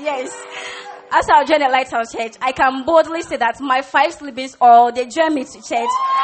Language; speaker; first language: English; non-native, local second language; Ewe